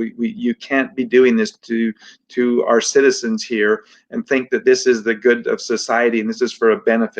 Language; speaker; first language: English; native; English